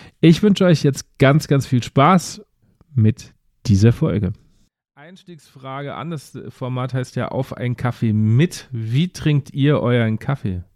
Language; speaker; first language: German; native; German